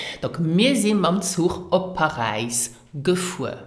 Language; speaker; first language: German; non-native, learner; English